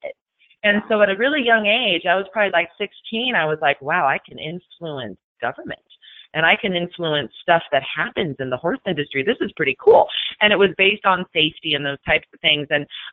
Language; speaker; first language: English; native; English